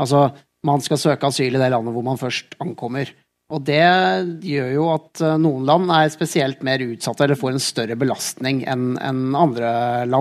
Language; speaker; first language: Norwegian; native; Norwegian